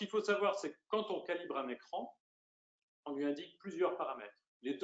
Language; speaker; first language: French; native; French